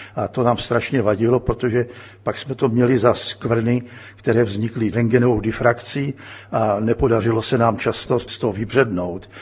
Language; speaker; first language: Czech; native; Czech